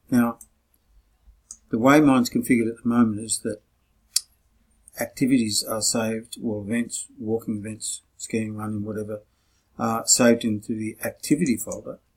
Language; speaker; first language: English; native; English